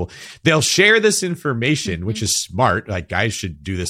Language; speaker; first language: English; native; English